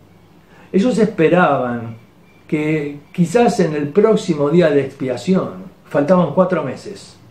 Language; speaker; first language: Spanish; native; Spanish